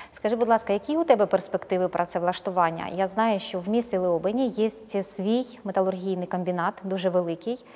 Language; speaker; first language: Ukrainian; native; Ukrainian